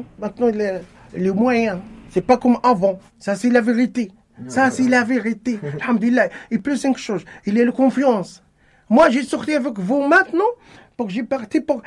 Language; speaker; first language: French; non-native, learner; Arabic